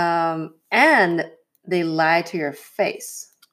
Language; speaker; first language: English; non-native, fluent; Chinese